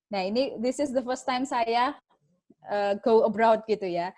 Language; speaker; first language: Indonesian; native; Indonesian